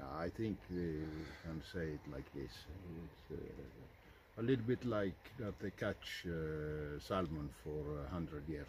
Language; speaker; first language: English; non-native, learner; Norwegian